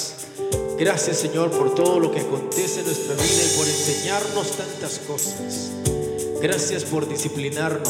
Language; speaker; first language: Spanish; native; Spanish